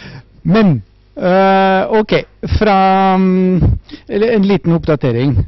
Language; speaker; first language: Norwegian; non-native, fluent; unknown